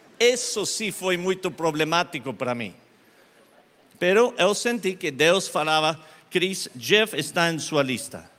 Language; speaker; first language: Portuguese; non-native, learner; Spanish